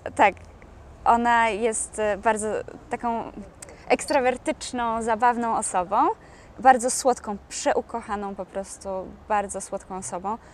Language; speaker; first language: Polish; native; Polish